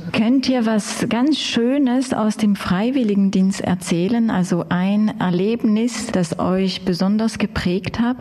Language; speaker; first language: German; native; German